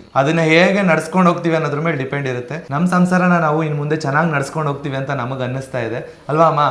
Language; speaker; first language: Kannada; native; Kannada